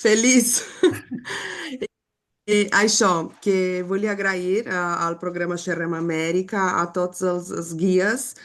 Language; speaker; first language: Catalan; non-native, fluent; Portuguese